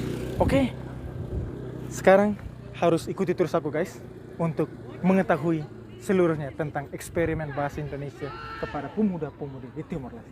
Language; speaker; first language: Indonesian; non-native, local second language; Tetum